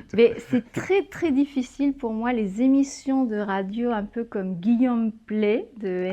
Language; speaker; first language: French; non-native, fluent; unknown